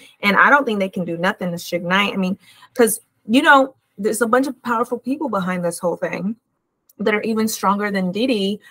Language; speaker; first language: English; native; English